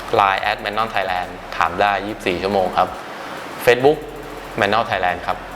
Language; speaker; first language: Thai; native; Thai